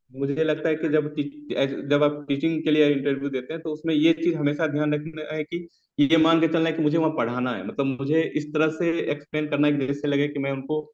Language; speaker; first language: Hindi; native; Hindi